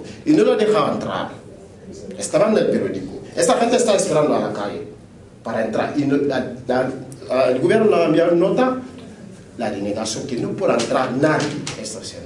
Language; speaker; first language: Spanish; non-native, learner; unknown